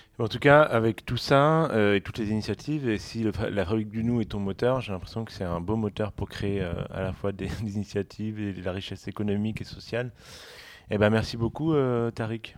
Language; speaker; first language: French; native; French